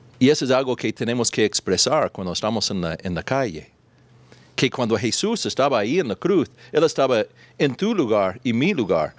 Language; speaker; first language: Spanish; non-native, fluent; English